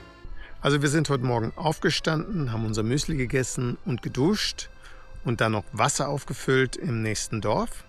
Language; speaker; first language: German; native; German